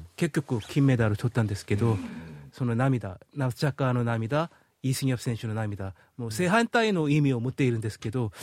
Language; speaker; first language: Japanese; non-native, fluent; Korean